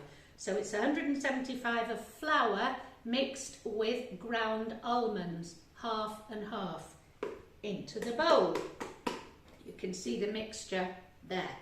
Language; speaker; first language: English; native; English